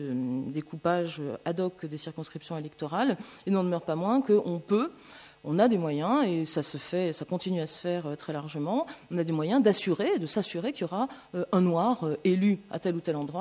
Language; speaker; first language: French; native; French